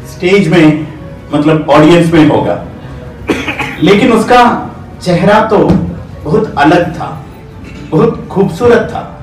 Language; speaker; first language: Hindi; non-native, fluent; Bangla